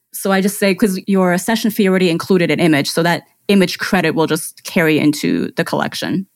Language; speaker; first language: English; non-native, fluent; German